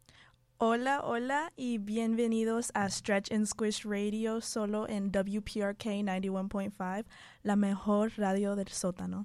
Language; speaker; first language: Spanish; non-native, learner; English